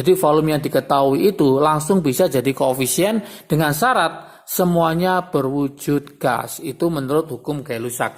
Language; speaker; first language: Indonesian; native; Indonesian